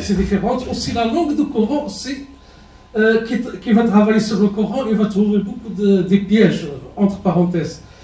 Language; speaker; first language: French; non-native, learner; Arabic